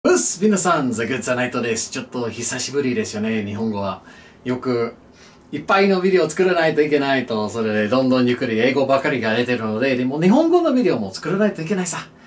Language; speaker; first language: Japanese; non-native, learner; English